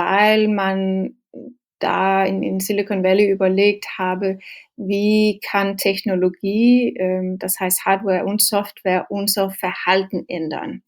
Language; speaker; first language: German; non-native, fluent; Danish